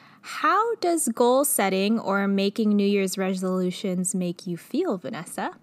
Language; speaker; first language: English; native; English